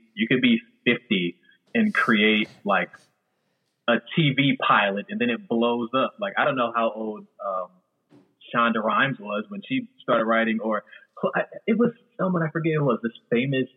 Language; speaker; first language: English; native; English